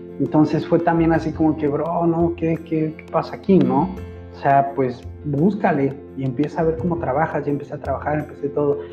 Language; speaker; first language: Spanish; native; Spanish